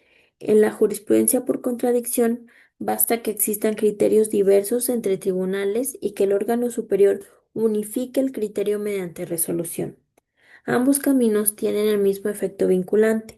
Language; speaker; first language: Spanish; native; Spanish